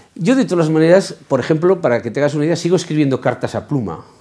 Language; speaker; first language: Spanish; native; Spanish